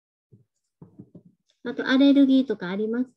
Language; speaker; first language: Japanese; non-native, fluent; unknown